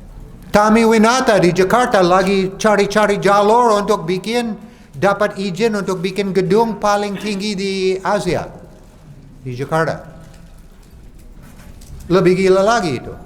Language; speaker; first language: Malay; non-native, fluent; English